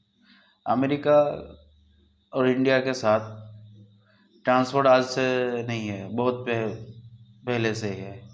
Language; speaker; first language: Hindi; non-native, local second language; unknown